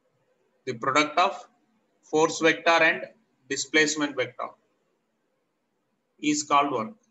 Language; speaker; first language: English; non-native, local second language; Telugu